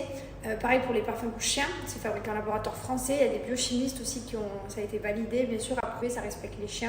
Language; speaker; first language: French; native; French